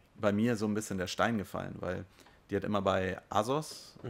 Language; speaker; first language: German; native; German